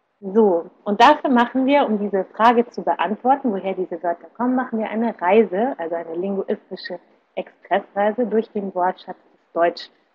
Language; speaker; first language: German; native; German